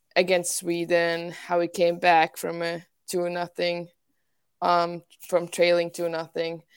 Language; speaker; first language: English; non-native, fluent; Swiss German